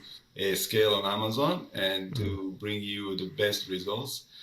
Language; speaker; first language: English; non-native, fluent; Hebrew